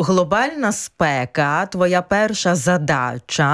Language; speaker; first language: Polish; non-native, fluent; Ukrainian